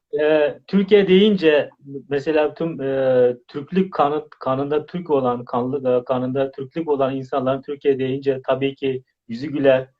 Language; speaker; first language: Turkish; non-native, fluent; Uzbek